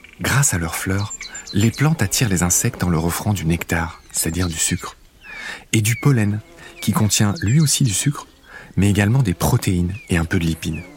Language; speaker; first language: French; native; French